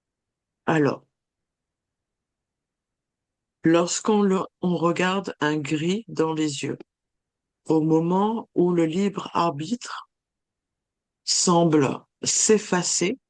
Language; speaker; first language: French; native; French